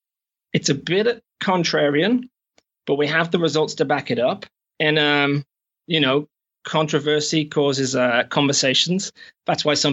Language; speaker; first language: English; native; English